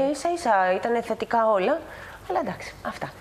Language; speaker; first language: Greek; early bilingual, other home language; Spanish